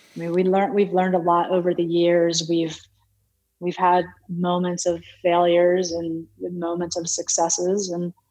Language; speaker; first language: English; native; English